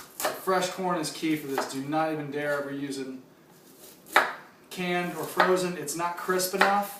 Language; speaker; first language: English; native; English